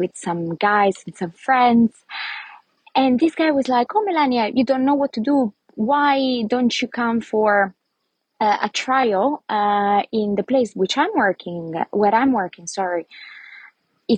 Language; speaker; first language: English; non-native, fluent; Italian